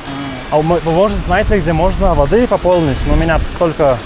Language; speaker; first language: Russian; non-native, learner; Lithuanian